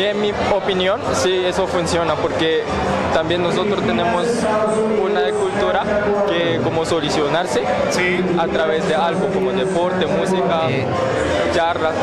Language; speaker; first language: Spanish; non-native, learner; Japanese